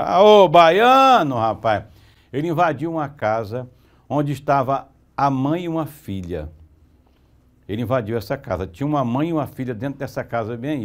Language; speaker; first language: Portuguese; native; Portuguese